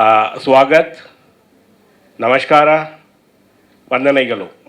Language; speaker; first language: Kannada; non-native, learner; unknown